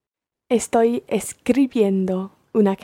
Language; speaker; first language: Spanish; non-native, learner; English